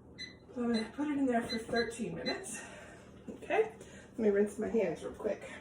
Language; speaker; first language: English; native; English